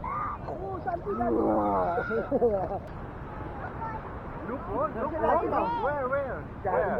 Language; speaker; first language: Filipino; native; Filipino